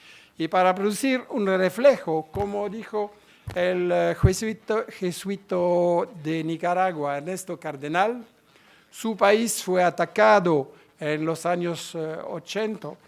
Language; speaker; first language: Spanish; non-native, fluent; French